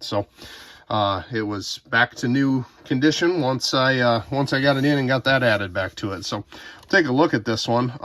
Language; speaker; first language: English; native; English